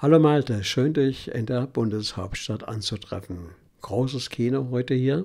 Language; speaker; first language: German; native; German